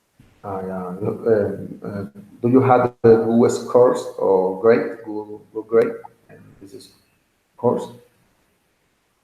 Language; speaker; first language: English; non-native, learner; Spanish